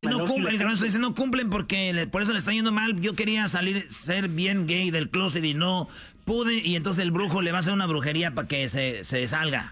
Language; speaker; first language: Spanish; native; Spanish